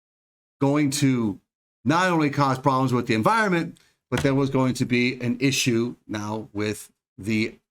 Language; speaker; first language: English; native; English